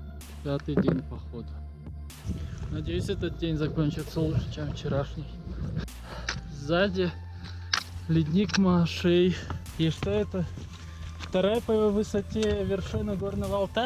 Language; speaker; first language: Russian; native; Russian